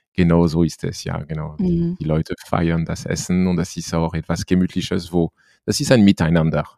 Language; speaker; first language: German; non-native, fluent; French